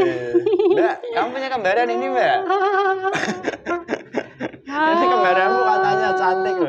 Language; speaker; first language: Indonesian; native; Indonesian